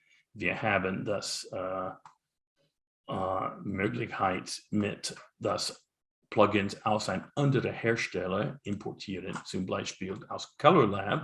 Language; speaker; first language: German; non-native, learner; English